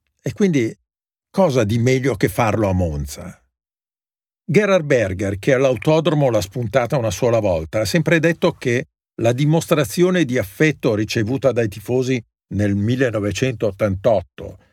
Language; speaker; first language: Italian; native; Italian